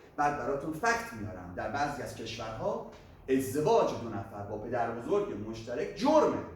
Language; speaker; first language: Persian; native; Persian